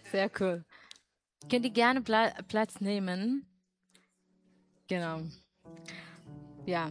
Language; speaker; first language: German; non-native, learner; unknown